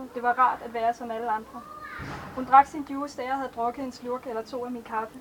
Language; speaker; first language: Danish; native; Danish